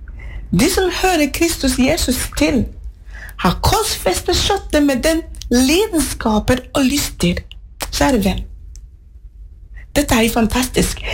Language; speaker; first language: Norwegian; non-native, fluent; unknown